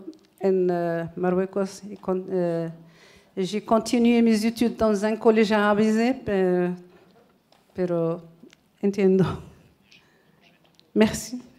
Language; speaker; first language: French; non-native, local second language; Arabic